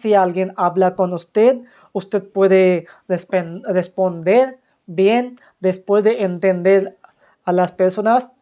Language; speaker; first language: Spanish; non-native, fluent; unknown